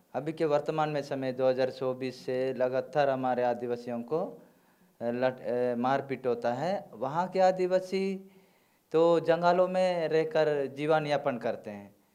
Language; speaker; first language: Hindi; non-native, local second language; Gondi